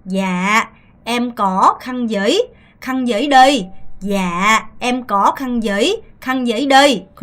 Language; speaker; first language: Vietnamese; non-native, fluent; Korean